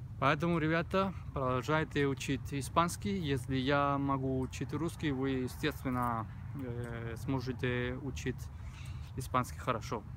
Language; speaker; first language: Russian; non-native, learner; Spanish